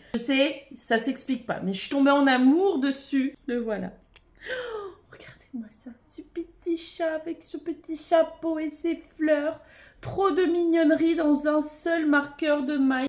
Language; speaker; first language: French; native; French